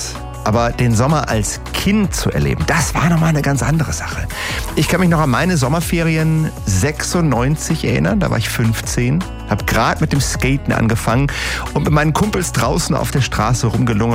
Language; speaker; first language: German; native; German